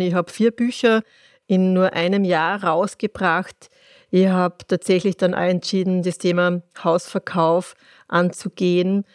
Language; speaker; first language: German; native; German